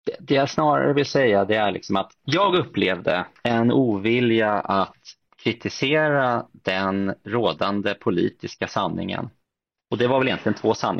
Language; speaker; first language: Swedish; native; Swedish